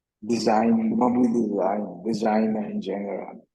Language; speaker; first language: English; non-native, learner; Italian